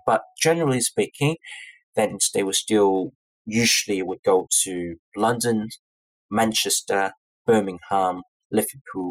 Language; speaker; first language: English; non-native, local second language; Cantonese